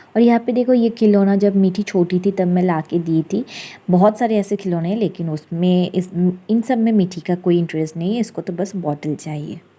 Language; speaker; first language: Hindi; non-native, local second language; Bangla